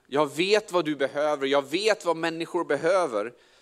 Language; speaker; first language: Swedish; native; Swedish